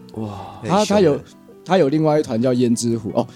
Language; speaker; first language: Chinese; native; Chinese